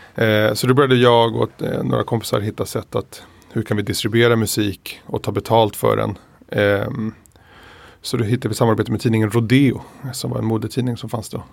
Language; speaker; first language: Swedish; early bilingual, other home language; Spanish